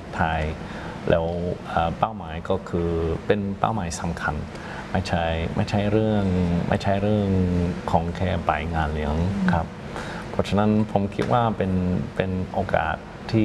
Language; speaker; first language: Thai; non-native, fluent; English